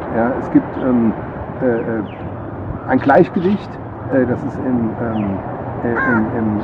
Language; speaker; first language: German; native; German